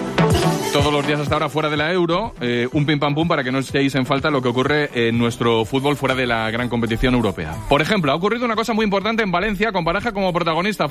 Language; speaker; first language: Spanish; native; Spanish